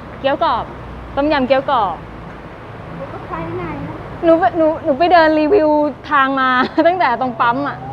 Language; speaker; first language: Thai; native; Thai